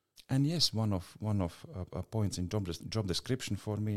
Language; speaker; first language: English; non-native, fluent; Latvian